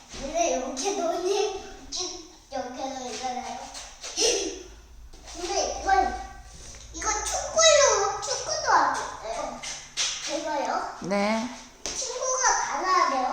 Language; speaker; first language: Korean; early bilingual, heritage; Korean